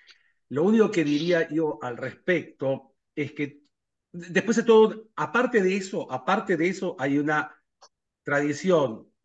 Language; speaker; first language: Spanish; native; Spanish